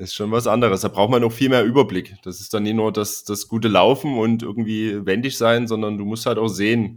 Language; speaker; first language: German; native; German